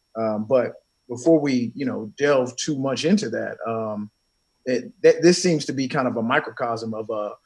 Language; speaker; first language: English; native; English